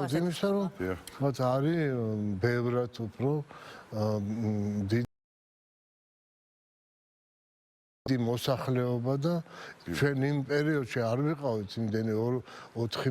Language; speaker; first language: Georgian; native; Georgian